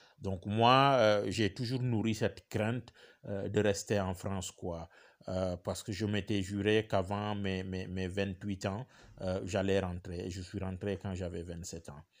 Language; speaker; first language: French; non-native, local second language; Wolof